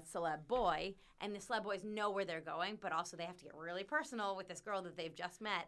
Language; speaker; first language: English; native; English